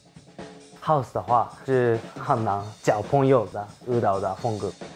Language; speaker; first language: Chinese; non-native, fluent; Japanese